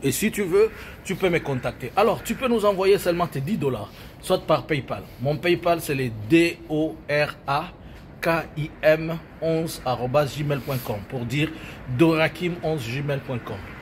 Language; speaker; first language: French; non-native, local second language; Swahili